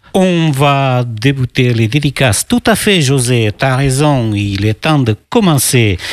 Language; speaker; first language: French; early bilingual, other home language; Portuguese